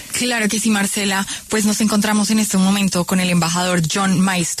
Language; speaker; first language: Spanish; native; Spanish